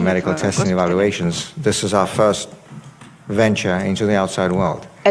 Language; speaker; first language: English; non-native, fluent; Russian